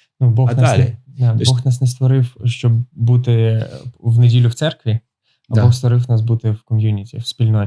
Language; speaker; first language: Ukrainian; native; Ukrainian